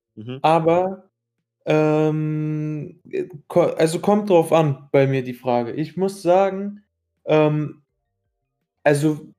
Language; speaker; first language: German; early bilingual, other home language; Arabic